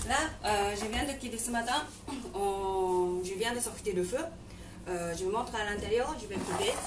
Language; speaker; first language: French; non-native, learner; Japanese